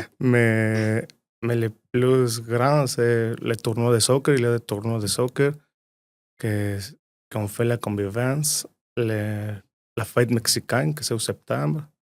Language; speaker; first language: French; non-native, learner; Spanish